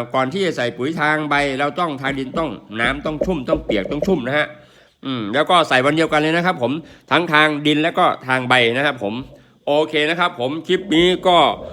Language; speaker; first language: Thai; non-native, local second language; Northeastern Thai